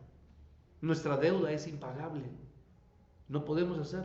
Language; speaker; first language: Spanish; native; Spanish